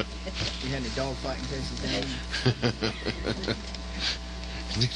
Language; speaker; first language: English; native; English